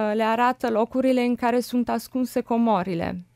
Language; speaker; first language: Romanian; non-native, fluent; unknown